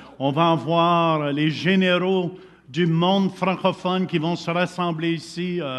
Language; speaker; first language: French; native; French